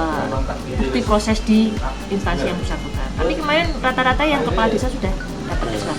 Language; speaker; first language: Indonesian; native; Indonesian